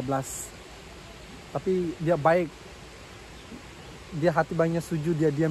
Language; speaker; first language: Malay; non-native, learner; Bangla